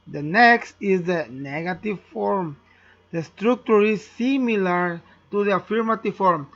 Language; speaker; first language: English; non-native, learner; Spanish